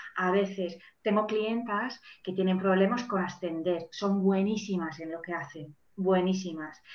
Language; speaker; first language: Spanish; non-native, fluent; English